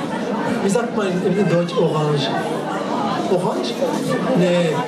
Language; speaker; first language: German; non-native, learner; French